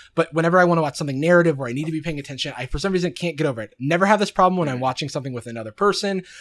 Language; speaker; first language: English; native; English